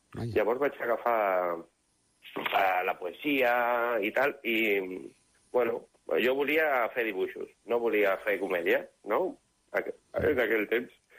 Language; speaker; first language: Catalan; non-native, local second language; Spanish